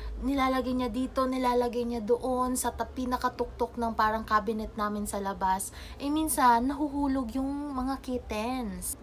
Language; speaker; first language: Filipino; non-native, local second language; Cebuano